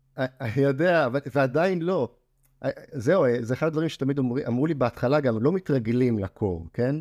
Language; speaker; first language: Hebrew; native; Hebrew